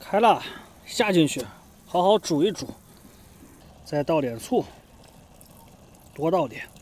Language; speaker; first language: Chinese; native; Chinese